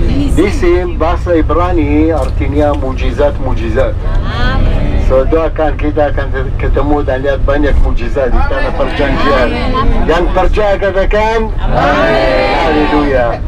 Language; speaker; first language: Indonesian; non-native, fluent; Hebrew